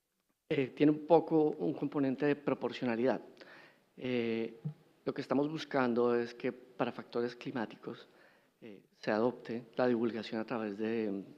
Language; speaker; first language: Spanish; native; Spanish